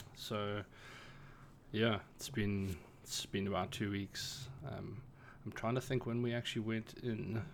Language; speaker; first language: English; native; English